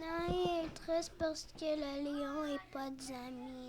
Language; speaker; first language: French; non-native, local second language; English